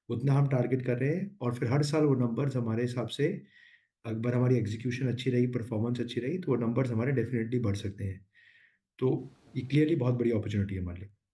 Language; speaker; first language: Hindi; native; Hindi